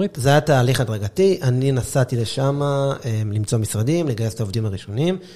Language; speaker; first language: Hebrew; native; Hebrew